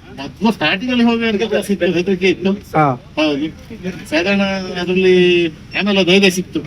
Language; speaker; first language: Kannada; non-native, local second language; Konkani